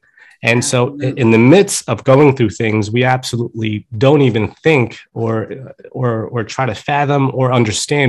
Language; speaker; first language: English; early bilingual, other home language; Spanish